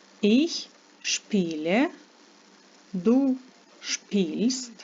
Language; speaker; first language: German; non-native, fluent; Ukrainian